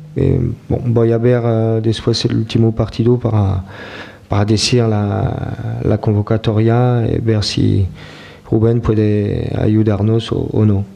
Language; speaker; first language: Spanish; non-native, learner; French